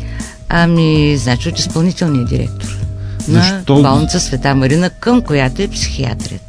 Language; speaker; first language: Bulgarian; native; Bulgarian